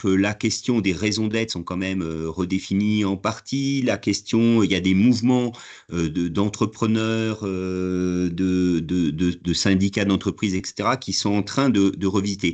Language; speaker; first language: French; native; French